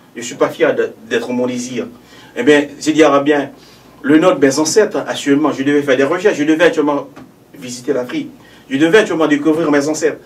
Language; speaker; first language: French; non-native, local second language; Haitian Creole